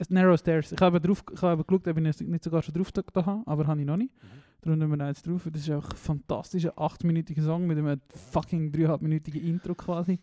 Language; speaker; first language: German; native; German